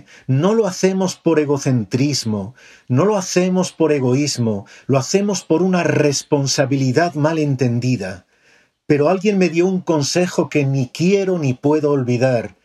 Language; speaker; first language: Spanish; native; Spanish